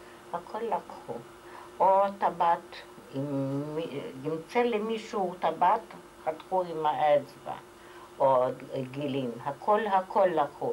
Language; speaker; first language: Hebrew; non-native, fluent; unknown